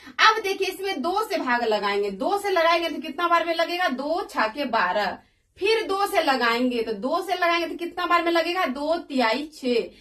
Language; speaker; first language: Hindi; native; Hindi